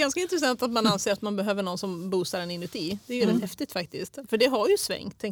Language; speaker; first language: Swedish; native; Swedish